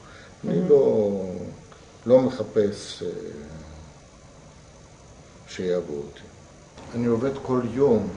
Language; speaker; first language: Hebrew; non-native, fluent; Russian